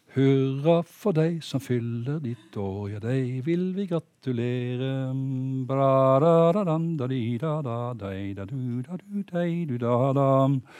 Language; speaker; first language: Norwegian; native; Norwegian